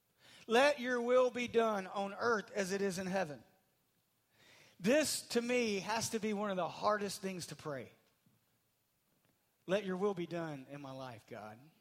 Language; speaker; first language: English; native; English